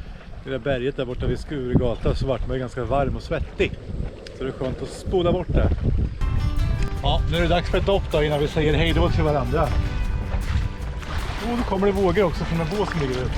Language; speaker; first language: Swedish; native; Swedish